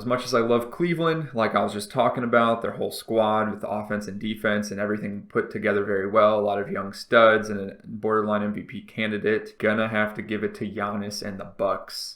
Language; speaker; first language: English; native; English